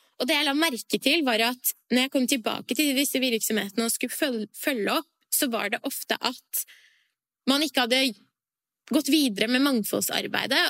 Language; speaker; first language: Norwegian; early bilingual, other home language; Persian